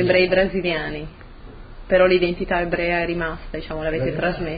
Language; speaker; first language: Italian; native; Italian